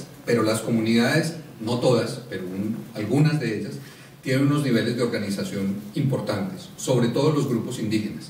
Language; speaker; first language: Spanish; native; Spanish